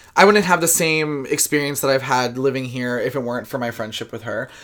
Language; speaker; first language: English; native; English